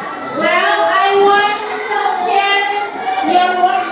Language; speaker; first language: English; non-native, fluent; Indonesian